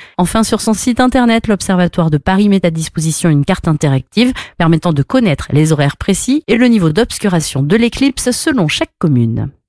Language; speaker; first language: French; native; French